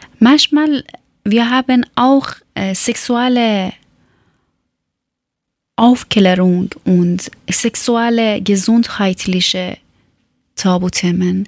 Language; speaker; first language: German; non-native, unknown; Persian